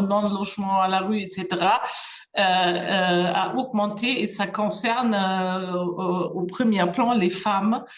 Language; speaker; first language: French; non-native, fluent; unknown